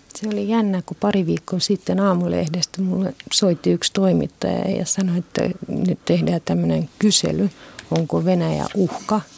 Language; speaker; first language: Finnish; non-native, fluent; Russian